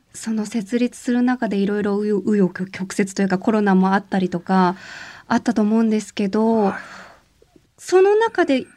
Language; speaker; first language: Japanese; native; Japanese